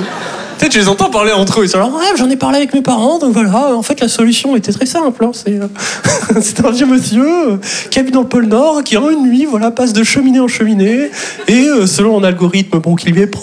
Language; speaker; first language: French; native; French